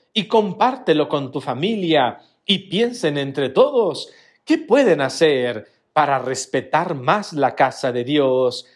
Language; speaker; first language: Spanish; native; Spanish